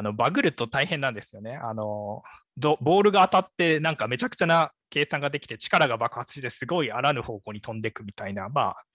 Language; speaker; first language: Japanese; native; Japanese